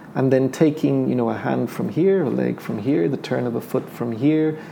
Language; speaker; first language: English; native; English